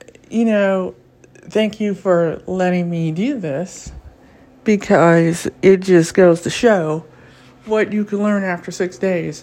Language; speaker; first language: English; native; English